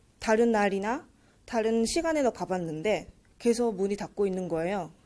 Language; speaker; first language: Korean; early bilingual, heritage; Korean